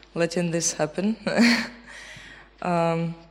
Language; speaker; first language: English; non-native, fluent; Belarusian